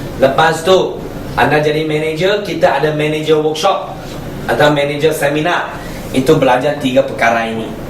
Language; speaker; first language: Malay; non-native, local second language; Chinese